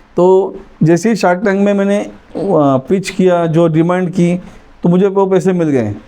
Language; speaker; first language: Hindi; non-native, local second language; Marathi